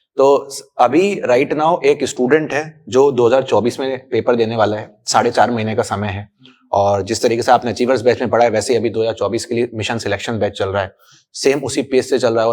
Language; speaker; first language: Hindi; native; Hindi